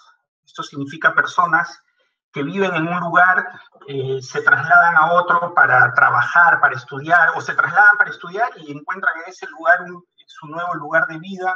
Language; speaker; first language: Spanish; native; Spanish